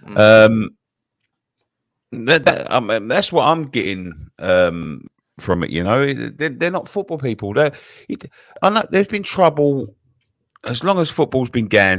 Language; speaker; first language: English; native; English